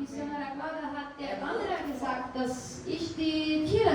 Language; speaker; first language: German; non-native, fluent; Portuguese